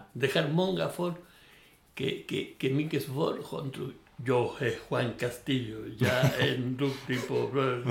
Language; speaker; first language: Swedish; non-native, learner; Spanish